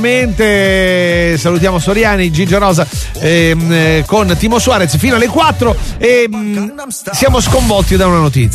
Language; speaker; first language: Italian; native; Italian